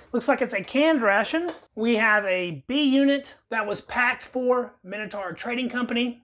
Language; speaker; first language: English; native; English